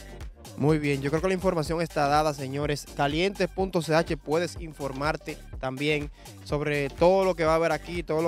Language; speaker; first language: Spanish; native; Spanish